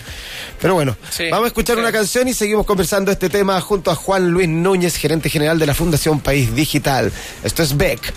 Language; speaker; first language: Spanish; native; Spanish